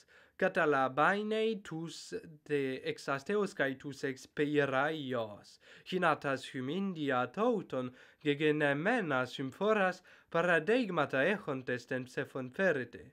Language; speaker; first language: Greek; non-native, fluent; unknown